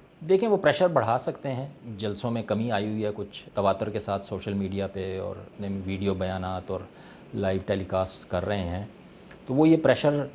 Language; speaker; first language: Urdu; native; Urdu